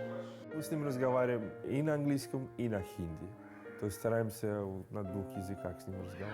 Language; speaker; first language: Russian; non-native, learner; Hindi